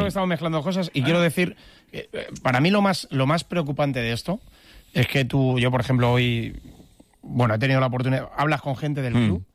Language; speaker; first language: Spanish; native; Spanish